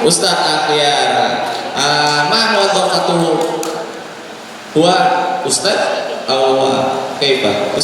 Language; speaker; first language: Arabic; non-native, fluent; Indonesian